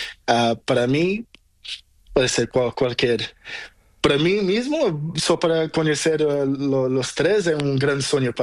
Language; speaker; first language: Spanish; non-native, learner; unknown